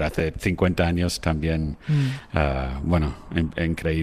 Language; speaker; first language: Spanish; non-native, fluent; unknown